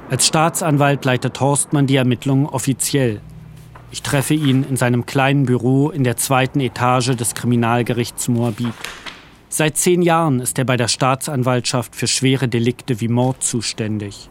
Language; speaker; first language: German; native; German